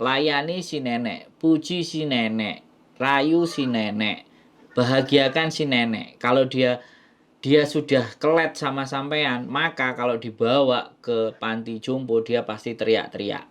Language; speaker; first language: Indonesian; non-native, local second language; Javanese